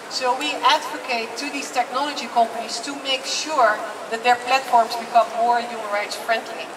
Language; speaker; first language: English; non-native, fluent; Dutch